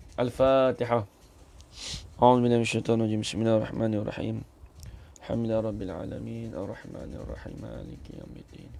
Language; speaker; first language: Malay; native; Malay